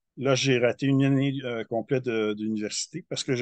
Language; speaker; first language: French; native; French